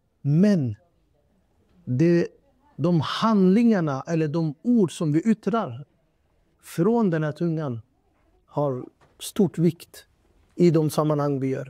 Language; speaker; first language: Swedish; non-native, fluent; Urdu